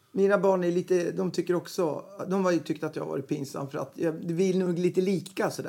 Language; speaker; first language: Swedish; native; Swedish